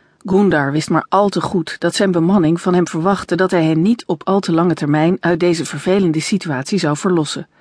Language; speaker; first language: Dutch; native; Dutch